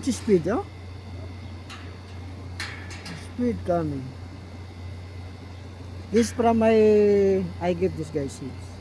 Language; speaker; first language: English; non-native, learner; Filipino